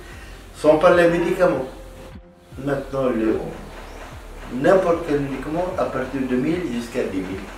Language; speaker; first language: French; non-native, fluent; Arabic